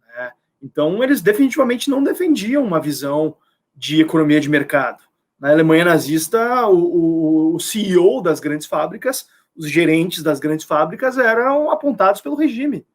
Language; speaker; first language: Portuguese; native; Portuguese